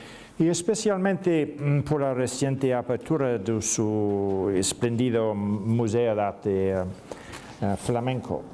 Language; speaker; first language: Spanish; non-native, learner; English